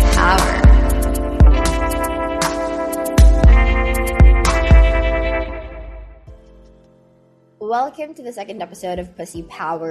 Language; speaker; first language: English; non-native, local second language; Filipino